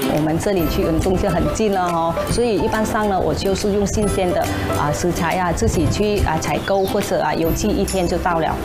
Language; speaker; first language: Chinese; non-native, fluent; Vietnamese